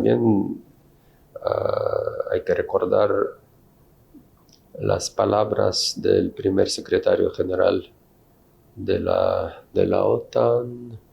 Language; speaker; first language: Spanish; non-native, fluent; Russian